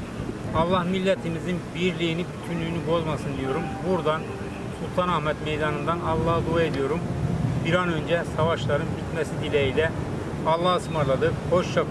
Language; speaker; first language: Turkish; native; Turkish